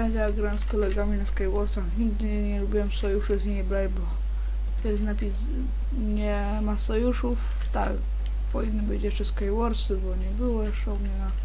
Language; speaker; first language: Polish; native; Polish